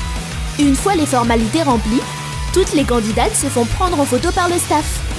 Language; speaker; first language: French; native; French